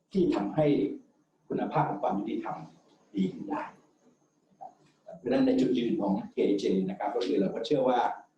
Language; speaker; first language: Thai; native; Thai